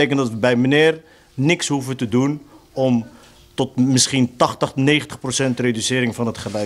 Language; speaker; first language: Dutch; native; Dutch